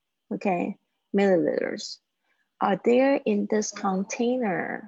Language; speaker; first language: English; non-native, fluent; Chinese